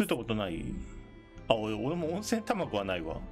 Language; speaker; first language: Japanese; native; Japanese